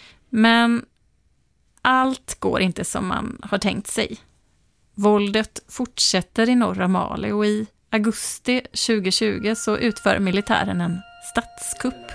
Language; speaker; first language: Swedish; native; Swedish